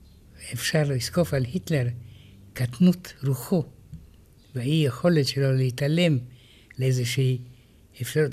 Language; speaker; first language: Hebrew; non-native, fluent; Romanian